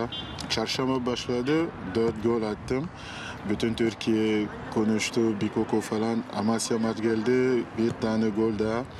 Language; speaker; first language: Turkish; non-native, learner; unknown